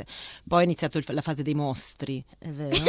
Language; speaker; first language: Italian; native; Italian